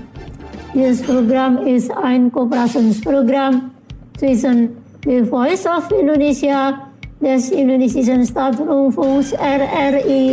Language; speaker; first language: German; non-native, fluent; Indonesian